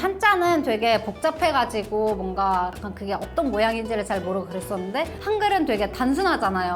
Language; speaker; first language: Korean; non-native, fluent; Kazakh